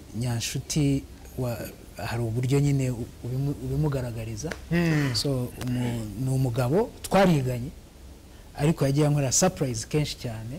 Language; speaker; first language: Kinyarwanda; early bilingual, heritage; Kinyarwanda